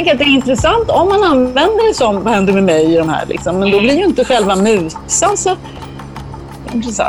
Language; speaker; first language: Swedish; native; Swedish